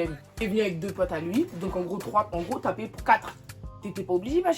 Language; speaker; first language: French; native; French